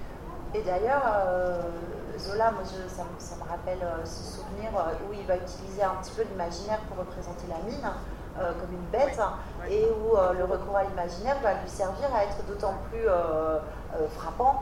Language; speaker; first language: French; native; French